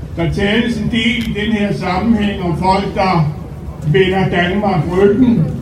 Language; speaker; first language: Danish; native; Danish